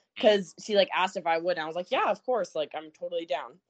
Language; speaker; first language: English; native; English